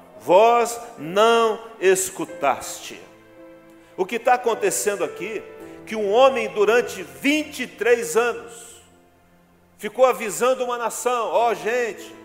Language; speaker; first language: Portuguese; native; Portuguese